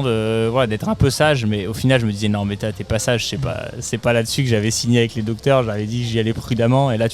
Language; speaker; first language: French; native; French